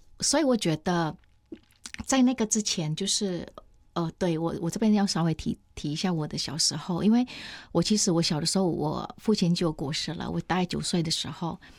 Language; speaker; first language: Chinese; non-native, fluent; Indonesian